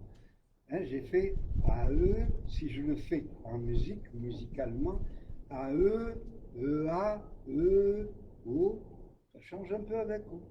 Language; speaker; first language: French; native; French